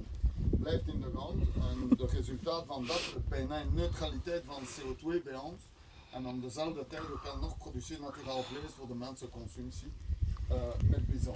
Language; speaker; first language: Dutch; non-native, learner; French